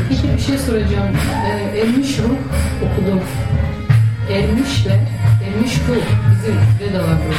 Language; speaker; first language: Turkish; early bilingual, heritage; Turkish